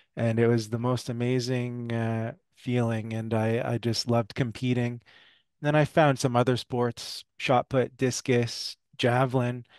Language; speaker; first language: English; early bilingual, other home language; French